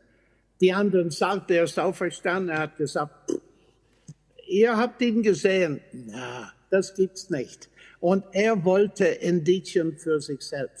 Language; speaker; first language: German; non-native, fluent; English